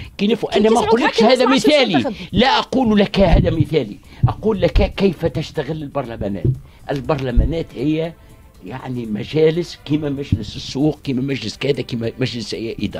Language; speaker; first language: Arabic; native; Arabic